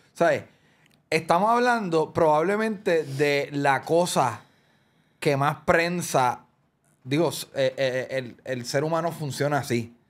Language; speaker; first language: Spanish; native; Spanish